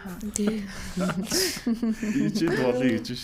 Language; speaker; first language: Mongolian; native; Mongolian